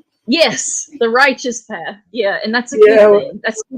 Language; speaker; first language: English; native; English